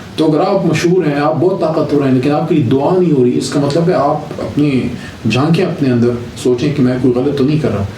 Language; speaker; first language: Urdu; non-native, local second language; Pashto